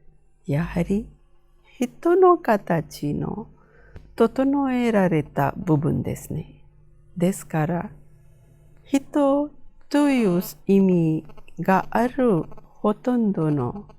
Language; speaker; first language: Japanese; non-native, fluent; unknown